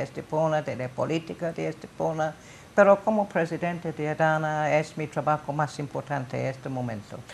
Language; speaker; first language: Spanish; non-native, learner; English